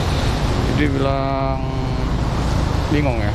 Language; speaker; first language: Indonesian; native; Indonesian